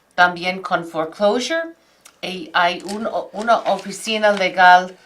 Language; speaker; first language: Spanish; non-native, fluent; English